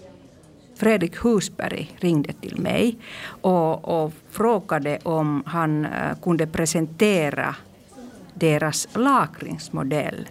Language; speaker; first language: Swedish; non-native, local second language; Finnish